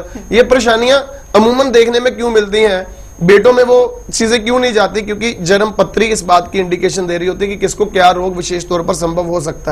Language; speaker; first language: Hindi; native; Hindi